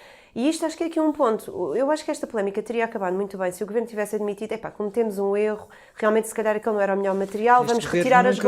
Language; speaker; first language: Portuguese; native; Portuguese